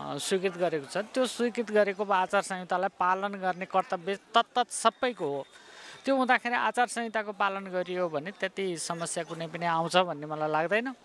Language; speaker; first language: Nepali; native; Nepali